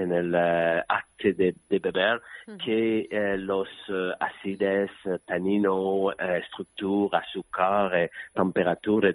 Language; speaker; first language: Spanish; non-native, learner; French